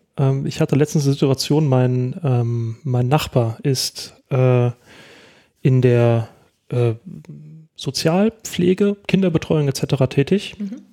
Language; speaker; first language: German; native; German